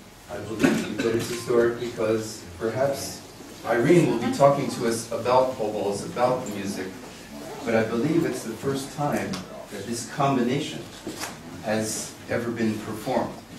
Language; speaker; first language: English; native; English